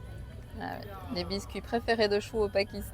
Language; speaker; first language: French; native; French